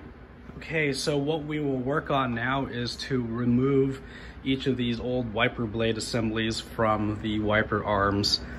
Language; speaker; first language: English; native; English